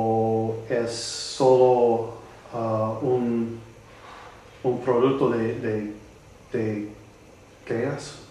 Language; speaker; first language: Spanish; non-native, learner; English